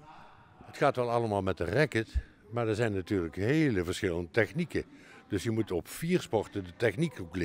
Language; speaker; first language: Dutch; native; Dutch